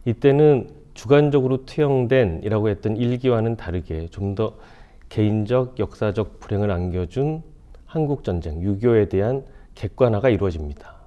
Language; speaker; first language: Korean; native; Korean